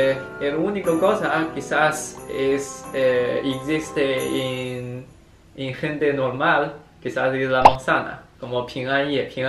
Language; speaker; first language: Spanish; non-native, learner; Chinese